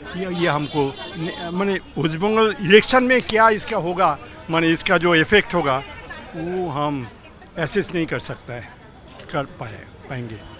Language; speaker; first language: Hindi; non-native, local second language; Bangla